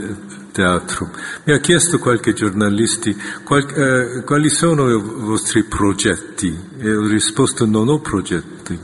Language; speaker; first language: Italian; non-native, fluent; Korean